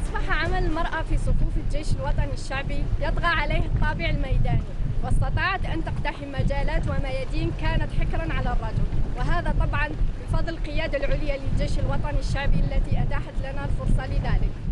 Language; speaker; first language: Arabic; native; Arabic